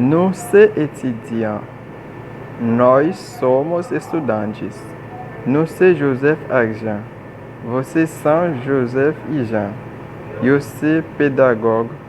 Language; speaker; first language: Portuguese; non-native, learner; Haitian Creole